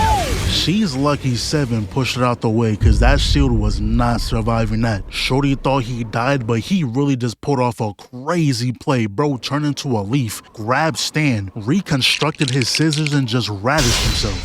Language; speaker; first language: English; native; English